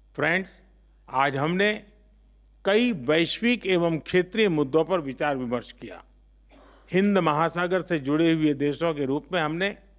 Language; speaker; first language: Hindi; non-native, local second language; Gujarati